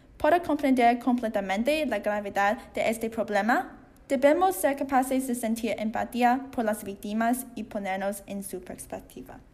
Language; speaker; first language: Spanish; non-native, learner; Chinese